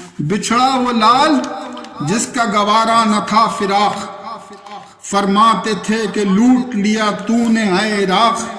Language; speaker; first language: Urdu; native; Urdu